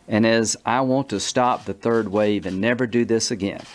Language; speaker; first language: English; native; English